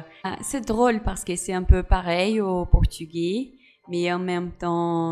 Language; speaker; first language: French; non-native, fluent; Portuguese